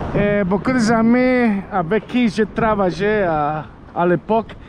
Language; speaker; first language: French; non-native, learner; Spanish